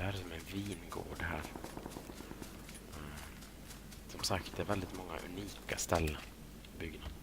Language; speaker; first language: Swedish; native; Swedish